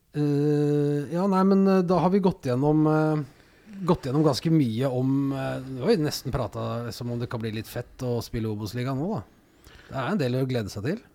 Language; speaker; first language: Norwegian; native; Norwegian